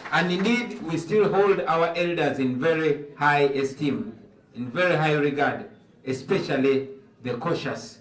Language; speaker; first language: English; non-native, local second language; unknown